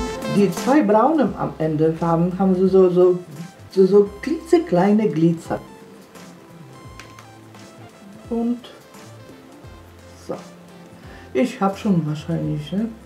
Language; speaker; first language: German; non-native, fluent; Polish